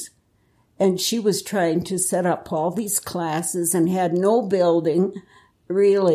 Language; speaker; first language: English; native; English